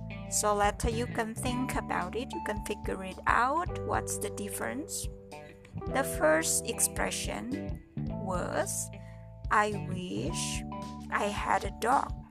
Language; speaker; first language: English; non-native, fluent; Indonesian